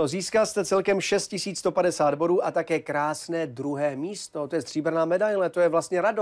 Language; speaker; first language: Czech; native; Czech